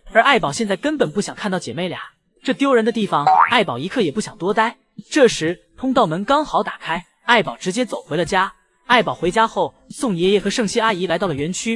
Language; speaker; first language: Chinese; native; Chinese